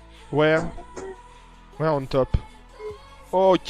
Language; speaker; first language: English; non-native, learner; French